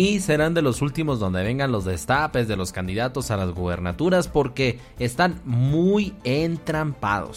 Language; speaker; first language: Spanish; native; Spanish